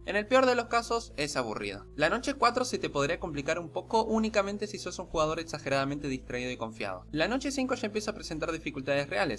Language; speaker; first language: Spanish; native; Spanish